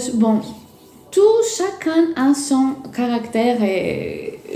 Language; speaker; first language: French; non-native, fluent; Greek